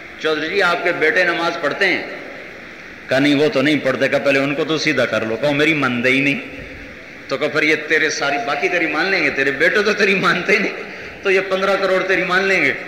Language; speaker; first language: Urdu; non-native, local second language; Punjabi